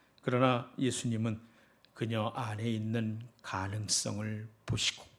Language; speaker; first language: Korean; native; Korean